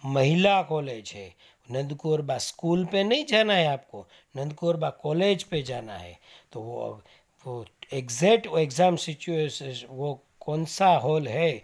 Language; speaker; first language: Hindi; non-native, local second language; Gujarati